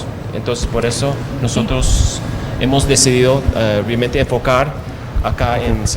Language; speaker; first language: Spanish; non-native, fluent; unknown